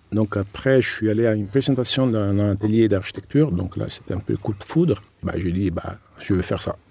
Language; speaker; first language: French; non-native, fluent; Italian